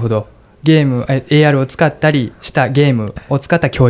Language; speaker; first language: Japanese; native; Japanese